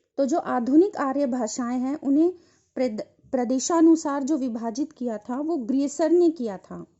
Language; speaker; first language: Hindi; native; Hindi